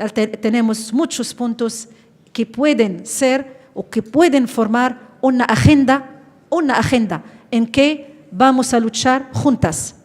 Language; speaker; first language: Spanish; non-native, fluent; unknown